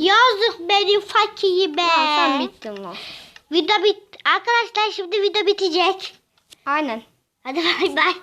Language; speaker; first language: Turkish; native; Turkish